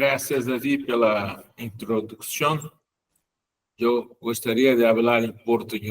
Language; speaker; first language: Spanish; non-native, learner; Portuguese